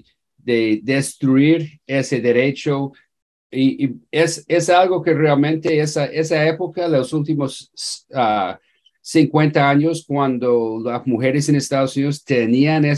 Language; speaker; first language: Spanish; non-native, fluent; English